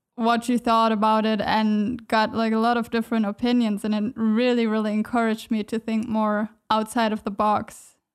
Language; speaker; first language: English; non-native, fluent; German